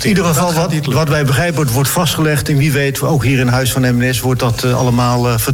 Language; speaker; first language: Dutch; native; Dutch